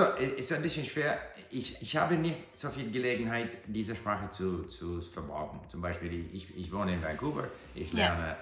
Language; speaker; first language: German; non-native, learner; English